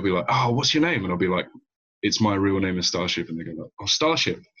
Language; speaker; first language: English; native; English